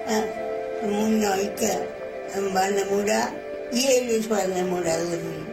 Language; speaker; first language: Catalan; native; Catalan